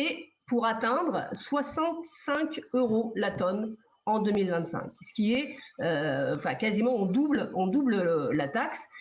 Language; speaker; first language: French; native; French